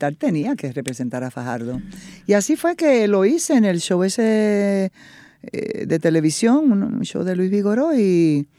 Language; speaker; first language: Spanish; native; Spanish